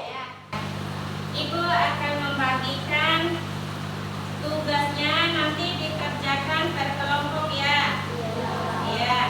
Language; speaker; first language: Indonesian; native; Indonesian